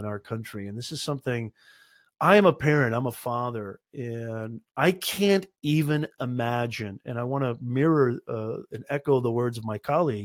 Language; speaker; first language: English; native; English